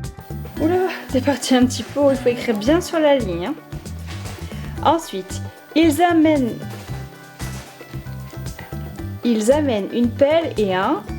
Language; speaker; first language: French; native; French